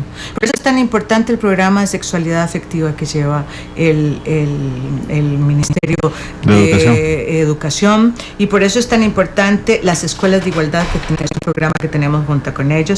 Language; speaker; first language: Spanish; native; Spanish